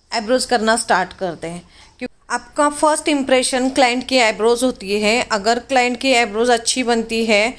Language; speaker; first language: Hindi; non-native, local second language; Marathi